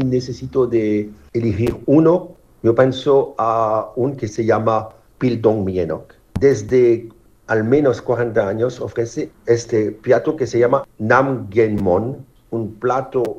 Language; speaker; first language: Spanish; non-native, fluent; French